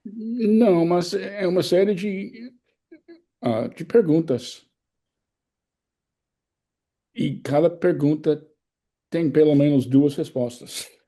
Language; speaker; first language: Portuguese; non-native, fluent; English